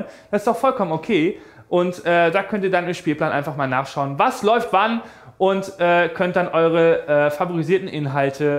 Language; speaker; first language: German; native; German